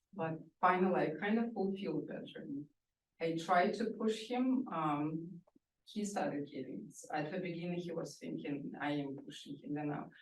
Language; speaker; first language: English; non-native, fluent; Russian